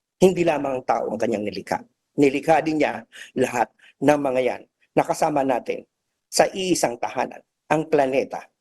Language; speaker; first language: Filipino; native; Filipino